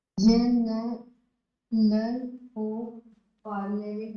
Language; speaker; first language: French; non-native, learner; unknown